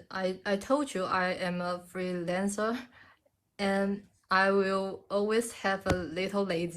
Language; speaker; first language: English; non-native, learner; Chinese